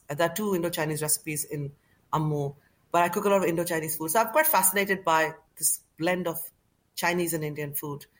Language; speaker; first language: English; non-native, local second language; Urdu